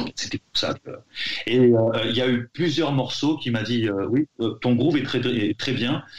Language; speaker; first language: French; early bilingual, heritage; Spanish